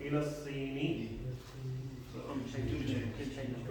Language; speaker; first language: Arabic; non-native, fluent; Urdu